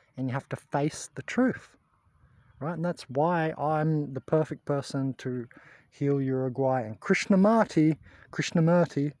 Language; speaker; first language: English; native; English